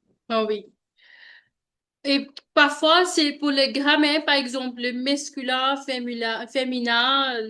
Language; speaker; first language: French; non-native, learner; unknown